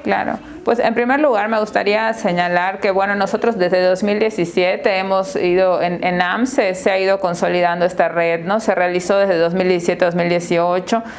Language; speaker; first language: Spanish; native; Spanish